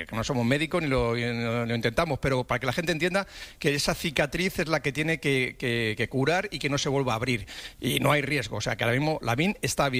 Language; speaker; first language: Spanish; native; Spanish